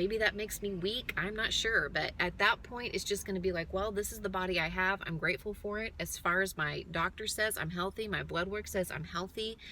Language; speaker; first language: English; native; English